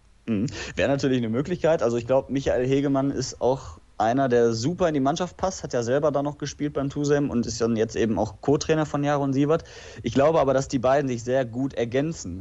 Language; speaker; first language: German; native; German